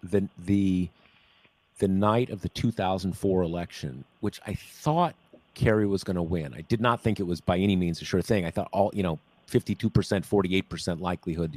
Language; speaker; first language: English; native; English